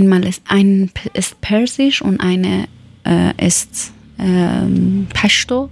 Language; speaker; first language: German; non-native, local second language; Persian